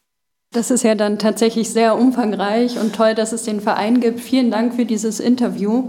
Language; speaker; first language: German; native; German